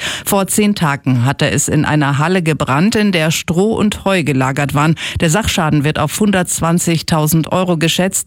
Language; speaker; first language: German; native; German